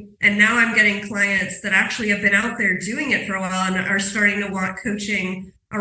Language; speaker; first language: English; native; English